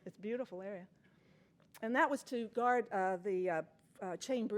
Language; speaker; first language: English; native; English